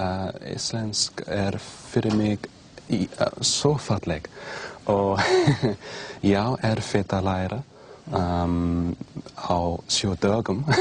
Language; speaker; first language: Icelandic; non-native, learner; English